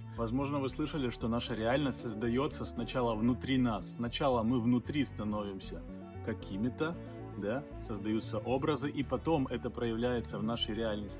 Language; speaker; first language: Russian; native; Russian